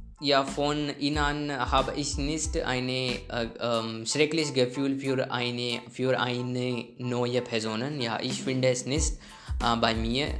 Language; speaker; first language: German; non-native, learner; Hindi